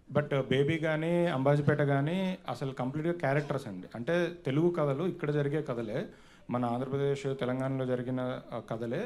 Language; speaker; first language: Telugu; native; Telugu